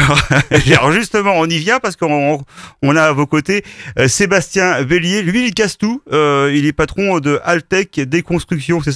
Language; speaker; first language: French; native; French